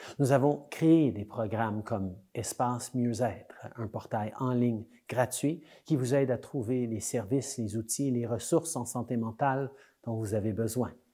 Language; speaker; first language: French; native; French